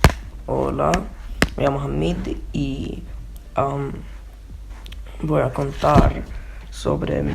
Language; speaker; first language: Spanish; non-native, learner; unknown